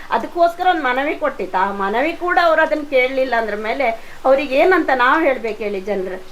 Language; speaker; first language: Kannada; native; Kannada